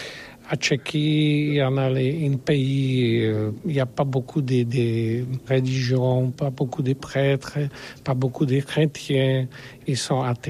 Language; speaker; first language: French; non-native, learner; Polish